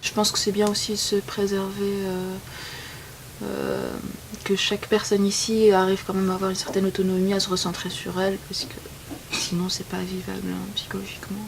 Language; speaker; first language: French; non-native, local second language; Arabic